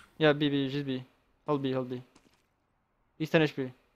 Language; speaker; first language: English; non-native, fluent; French